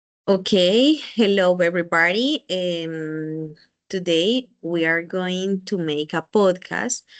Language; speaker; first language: English; non-native, learner; Spanish